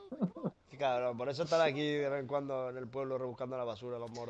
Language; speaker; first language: Spanish; native; Spanish